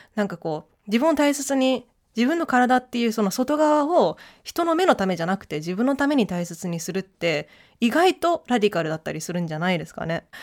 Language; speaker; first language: Japanese; early bilingual, heritage; Japanese